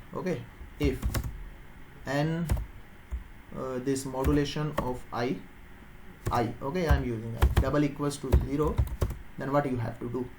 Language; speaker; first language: English; non-native, local second language; Hindi